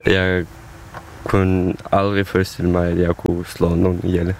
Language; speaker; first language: Danish; non-native, fluent; Ukrainian